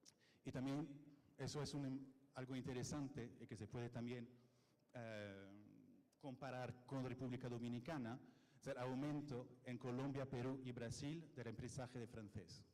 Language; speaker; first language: Spanish; non-native, fluent; French